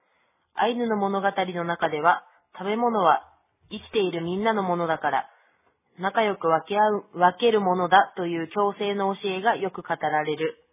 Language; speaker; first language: Japanese; native; Japanese